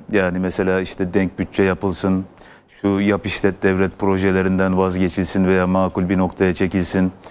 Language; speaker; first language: Turkish; native; Turkish